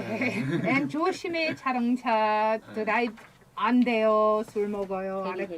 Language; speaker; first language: Korean; non-native, learner; English